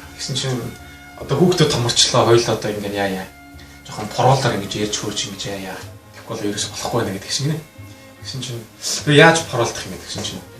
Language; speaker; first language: Mongolian; native; Mongolian